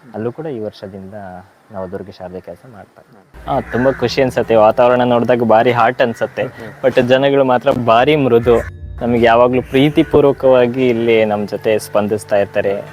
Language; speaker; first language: Kannada; native; Kannada